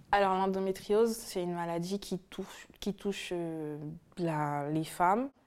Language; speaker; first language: French; native; French